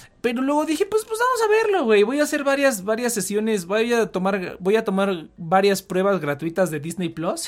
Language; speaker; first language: Spanish; native; Spanish